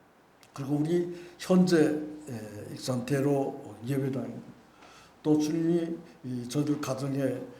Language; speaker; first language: Korean; native; Korean